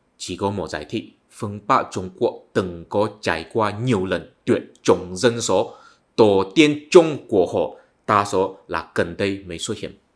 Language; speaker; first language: Vietnamese; non-native, fluent; Chinese